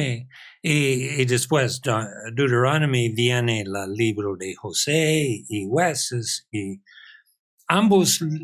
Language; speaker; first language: Spanish; non-native, fluent; English